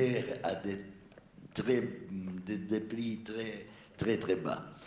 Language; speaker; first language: French; non-native, fluent; Italian